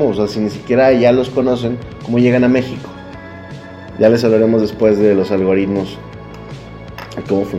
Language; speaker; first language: Spanish; native; Spanish